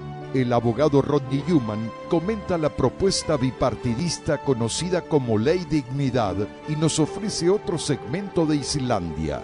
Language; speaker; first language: Spanish; native; Spanish